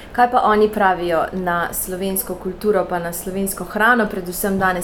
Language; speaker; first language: Slovenian; native; Slovenian